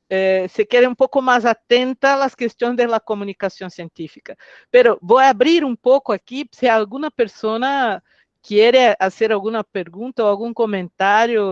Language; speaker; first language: Spanish; non-native, fluent; Portuguese